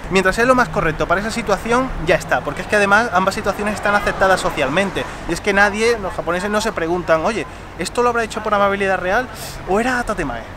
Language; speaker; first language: Spanish; native; Spanish